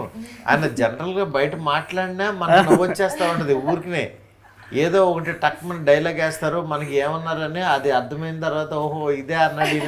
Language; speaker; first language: Telugu; native; Telugu